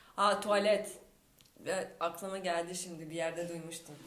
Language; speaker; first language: Turkish; non-native, fluent; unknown